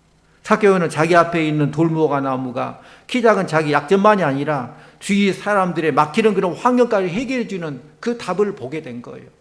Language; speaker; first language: Korean; native; Korean